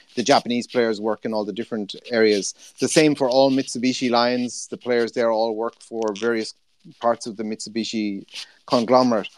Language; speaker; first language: English; native; English